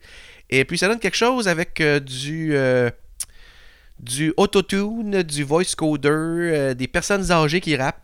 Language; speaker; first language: French; native; French